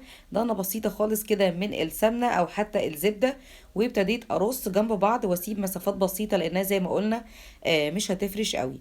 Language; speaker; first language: Arabic; native; Arabic